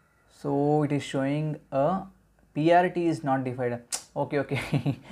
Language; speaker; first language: English; non-native, local second language; Telugu